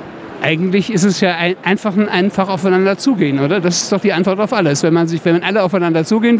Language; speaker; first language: German; native; German